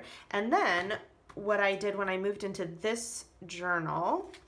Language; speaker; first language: English; native; English